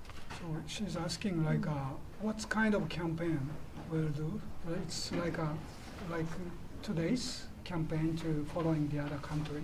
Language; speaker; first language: English; non-native, fluent; Japanese